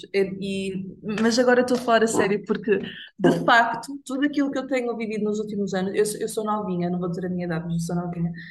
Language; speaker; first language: Portuguese; native; Portuguese